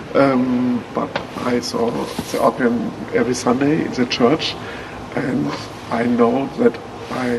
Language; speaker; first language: English; non-native, fluent; German